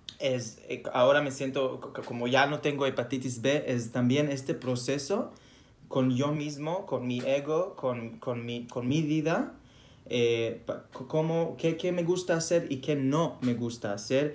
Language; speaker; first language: Spanish; non-native, fluent; Hebrew